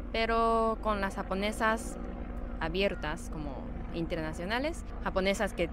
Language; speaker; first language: Spanish; non-native, fluent; Japanese